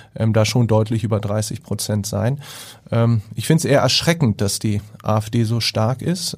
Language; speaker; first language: German; native; German